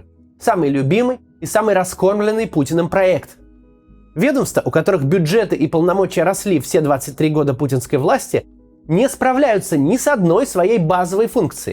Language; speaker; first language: Russian; native; Russian